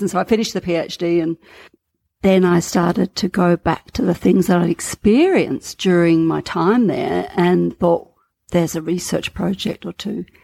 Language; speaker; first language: English; native; English